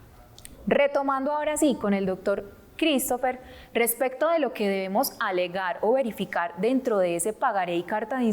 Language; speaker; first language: Spanish; native; Spanish